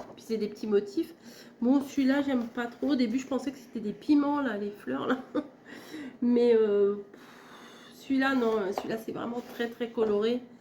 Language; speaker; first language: French; native; French